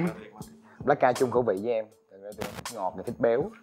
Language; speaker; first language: Vietnamese; native; Vietnamese